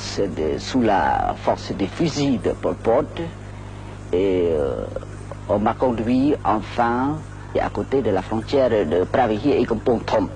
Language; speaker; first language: French; non-native, local second language; Khmer